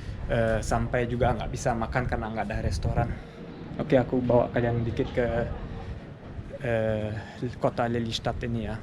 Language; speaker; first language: Indonesian; early bilingual, heritage; German